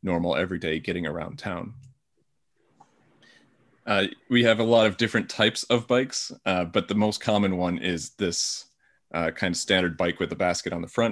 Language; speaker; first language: English; native; English